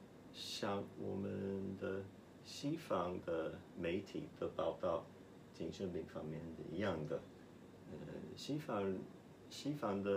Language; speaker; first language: Chinese; non-native, fluent; English